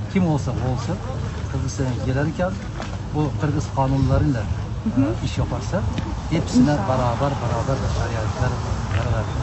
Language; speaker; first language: Turkish; non-native, learner; Kyrgyz